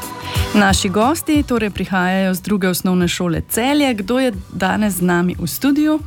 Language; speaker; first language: Slovenian; native; Slovenian